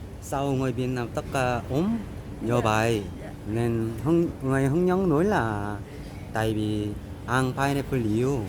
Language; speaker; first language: Vietnamese; non-native, learner; Korean